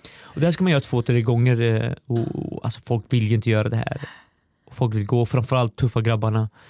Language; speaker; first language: Swedish; early bilingual, other home language; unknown